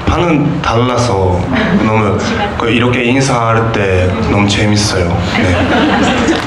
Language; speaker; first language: Korean; non-native, learner; Japanese